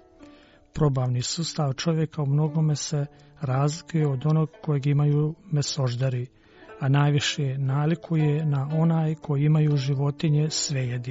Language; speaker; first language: Croatian; native; Croatian